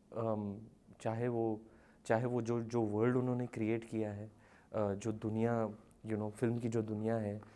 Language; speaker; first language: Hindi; native; Hindi